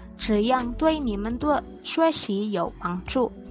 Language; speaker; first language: Chinese; non-native, learner; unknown